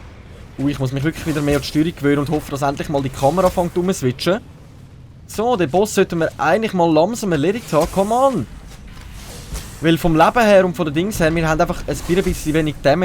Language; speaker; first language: German; native; German